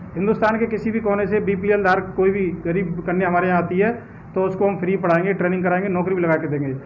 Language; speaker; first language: Hindi; native; Hindi